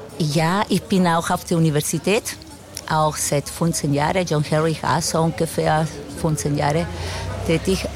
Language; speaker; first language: German; non-native, fluent; Spanish